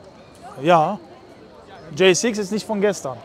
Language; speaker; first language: German; native; German